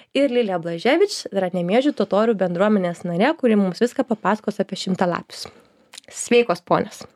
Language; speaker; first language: Lithuanian; native; Lithuanian